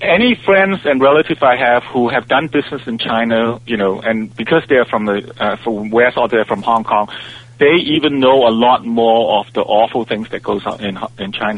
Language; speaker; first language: English; non-native, local second language; Cantonese